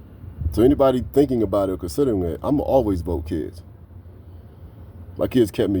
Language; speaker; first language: English; native; English